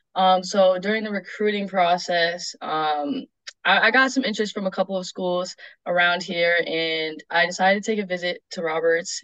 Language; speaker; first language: English; native; English